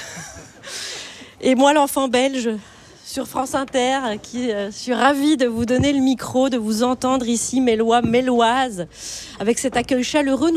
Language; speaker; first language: French; native; French